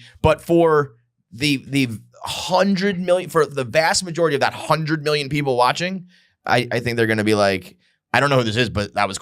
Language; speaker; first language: English; native; English